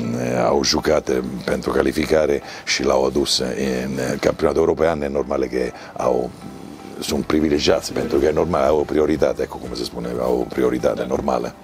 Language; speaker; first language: Romanian; non-native, learner; Italian